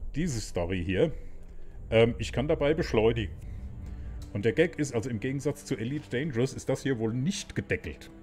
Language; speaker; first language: German; native; German